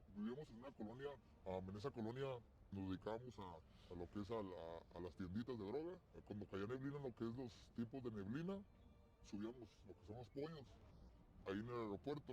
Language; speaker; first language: Spanish; native; Spanish